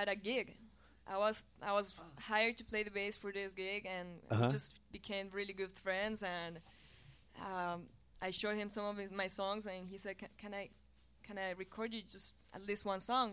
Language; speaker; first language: English; non-native, fluent; Spanish